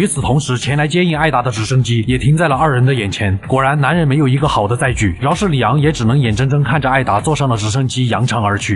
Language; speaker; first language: Chinese; native; Chinese